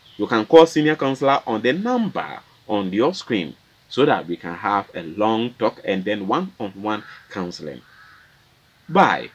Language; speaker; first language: English; non-native, local second language; Akan